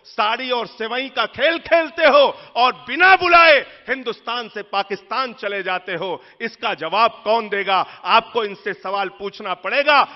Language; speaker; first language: Hindi; native; Hindi